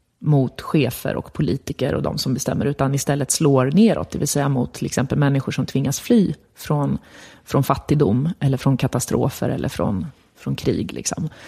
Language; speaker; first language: Swedish; native; Swedish